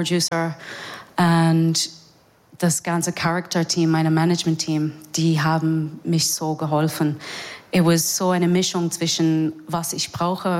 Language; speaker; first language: German; non-native, fluent; English